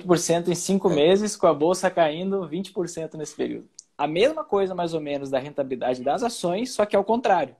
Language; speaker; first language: Portuguese; native; Portuguese